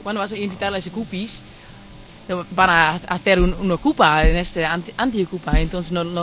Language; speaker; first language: Spanish; non-native, fluent; Dutch